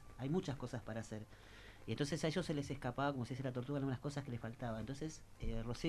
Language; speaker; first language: Spanish; native; Spanish